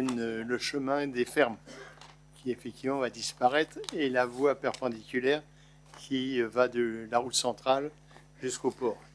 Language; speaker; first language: French; native; French